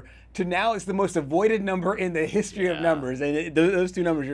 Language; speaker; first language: English; native; English